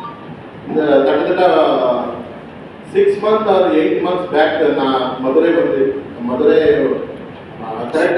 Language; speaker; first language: Tamil; non-native, learner; Kannada